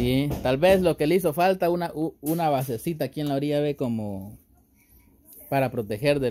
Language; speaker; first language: Spanish; native; Spanish